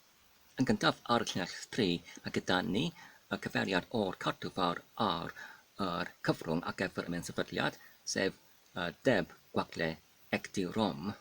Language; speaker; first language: Welsh; non-native, learner; Polish